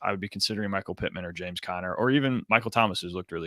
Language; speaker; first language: English; native; English